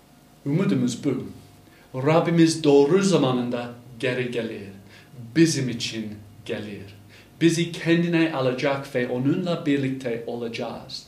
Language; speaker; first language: Turkish; non-native, fluent; English